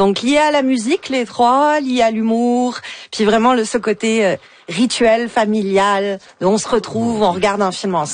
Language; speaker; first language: French; native; French